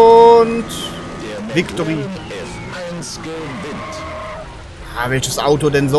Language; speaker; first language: German; native; German